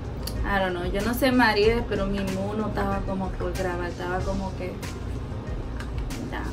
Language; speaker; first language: Spanish; early bilingual, heritage; Spanish